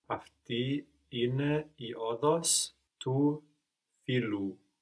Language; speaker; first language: Greek; non-native, learner; English